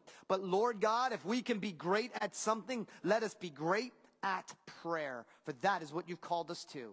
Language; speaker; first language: English; native; English